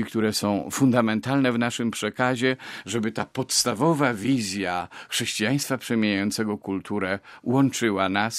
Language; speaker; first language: Polish; native; Polish